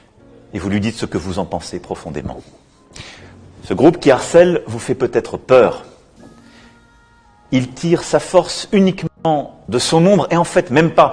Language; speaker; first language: French; native; French